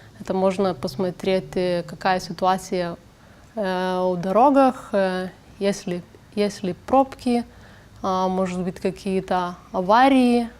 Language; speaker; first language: Russian; non-native, learner; Lithuanian